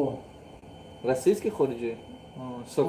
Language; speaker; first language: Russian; non-native, fluent; Tajik